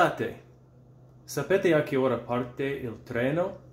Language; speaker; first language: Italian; non-native, fluent; English